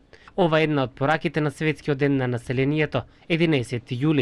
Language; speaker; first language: Macedonian; native; Macedonian